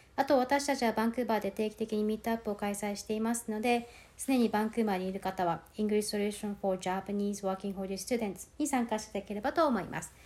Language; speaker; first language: Japanese; native; Japanese